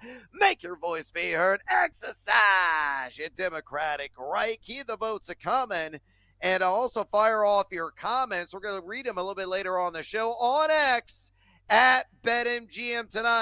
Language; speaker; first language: English; native; English